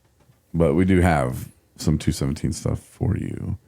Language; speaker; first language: English; native; English